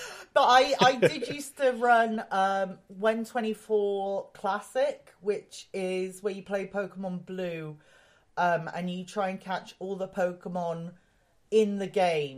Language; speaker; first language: English; native; English